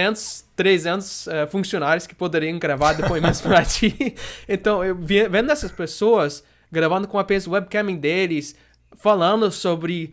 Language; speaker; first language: Portuguese; non-native, fluent; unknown